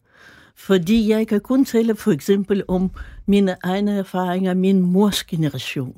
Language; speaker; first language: Danish; non-native, fluent; Russian